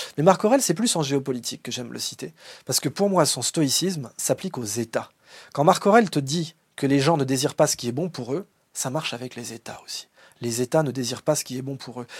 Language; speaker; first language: French; native; French